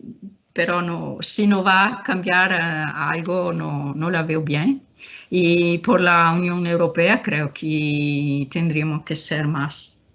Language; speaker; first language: Spanish; non-native, fluent; Italian